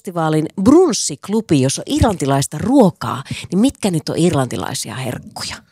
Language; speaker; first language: Finnish; native; Finnish